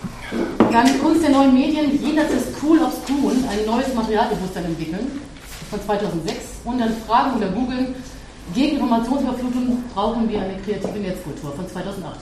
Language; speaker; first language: German; native; German